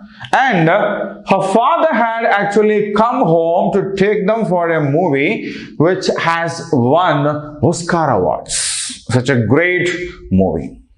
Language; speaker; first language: English; non-native, local second language; Telugu